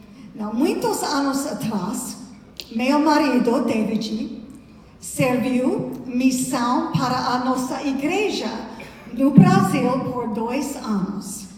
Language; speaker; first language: Portuguese; non-native, learner; English